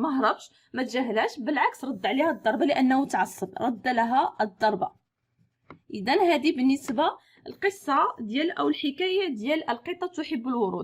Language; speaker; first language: Arabic; native; Arabic